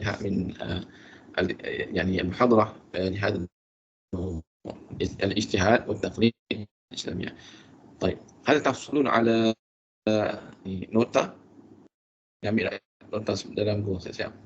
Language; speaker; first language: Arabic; non-native, fluent; Malay